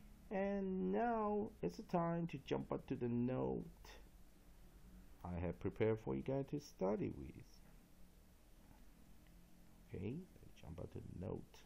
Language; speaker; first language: English; non-native, fluent; Chinese